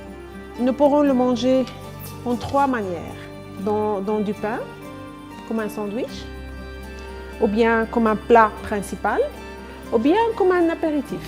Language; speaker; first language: French; non-native, fluent; Spanish